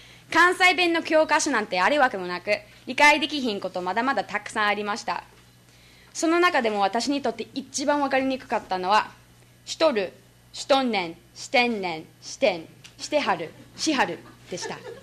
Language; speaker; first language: Japanese; non-native, fluent; English